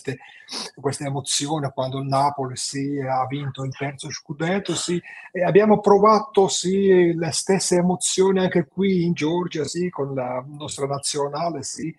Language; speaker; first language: Italian; non-native, fluent; Georgian